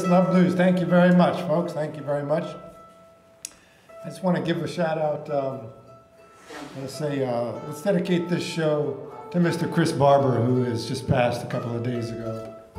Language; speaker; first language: English; native; English